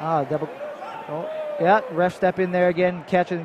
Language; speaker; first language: English; native; English